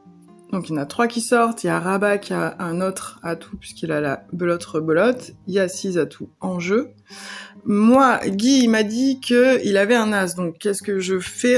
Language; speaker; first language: French; native; French